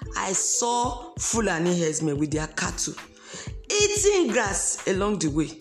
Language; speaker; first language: English; non-native, local second language; Esan